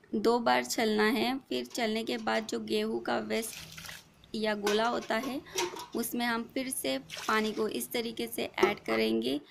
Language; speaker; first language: Hindi; non-native, local second language; Marathi